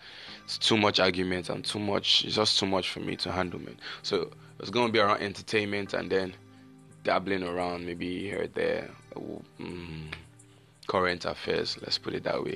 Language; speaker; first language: English; non-native, local second language; Yoruba